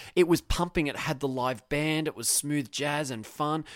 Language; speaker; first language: English; native; English